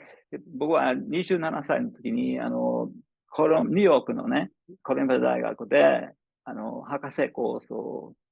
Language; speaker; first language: Japanese; non-native, fluent; English